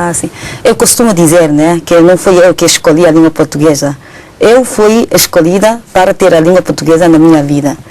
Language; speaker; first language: Portuguese; non-native, fluent; Chinese